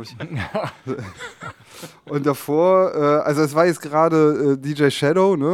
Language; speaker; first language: German; native; German